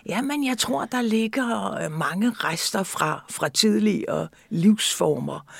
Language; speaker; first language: Danish; native; Danish